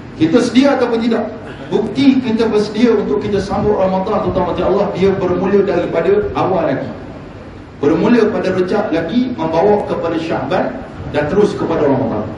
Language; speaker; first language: Malay; native; Malay